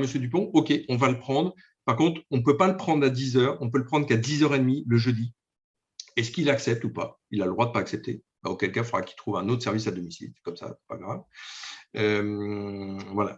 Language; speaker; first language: French; native; French